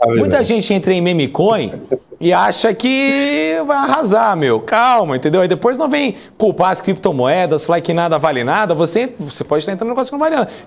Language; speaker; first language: Portuguese; native; Portuguese